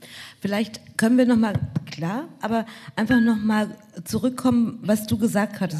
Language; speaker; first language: German; native; German